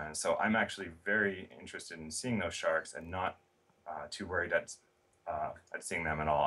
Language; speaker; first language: English; native; English